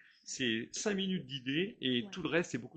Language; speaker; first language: French; native; French